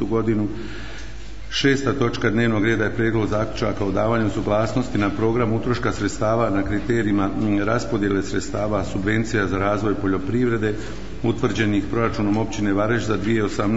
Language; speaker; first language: Croatian; native; Croatian